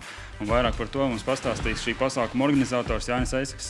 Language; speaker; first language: Latvian; native; Latvian